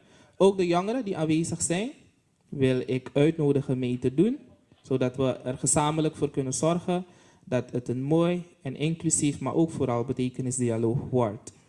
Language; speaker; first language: Dutch; native; Dutch